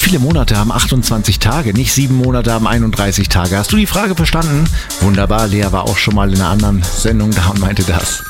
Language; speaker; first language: German; native; German